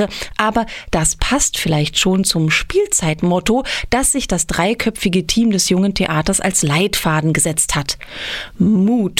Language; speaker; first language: German; native; German